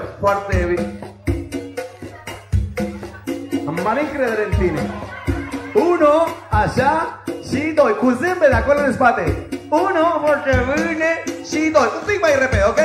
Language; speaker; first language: Romanian; non-native, fluent; Spanish